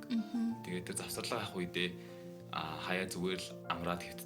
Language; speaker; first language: Mongolian; native; Mongolian